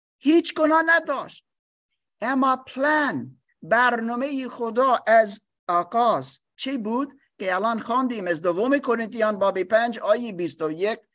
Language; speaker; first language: Persian; non-native, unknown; English